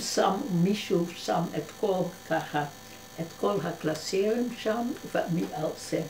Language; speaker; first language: Hebrew; non-native, fluent; Dutch